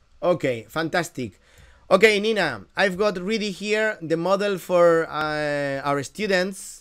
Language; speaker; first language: English; non-native, fluent; Galician